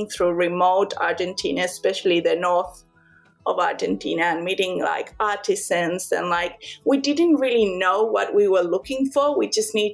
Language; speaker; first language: English; non-native, fluent; Spanish